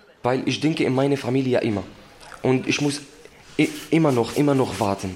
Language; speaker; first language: German; non-native, learner; Arabic